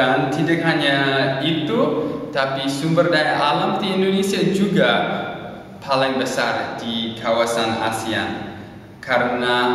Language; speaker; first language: Indonesian; non-native, learner; English